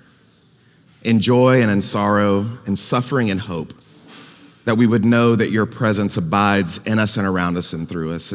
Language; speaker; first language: English; native; English